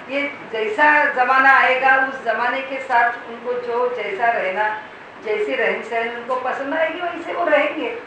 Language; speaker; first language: Hindi; non-native, local second language; Marathi